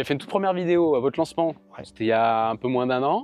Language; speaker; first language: French; native; French